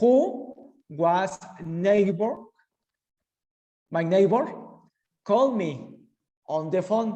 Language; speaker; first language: English; non-native, learner; Spanish